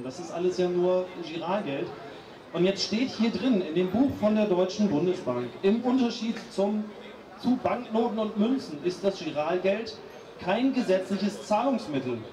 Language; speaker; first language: German; native; German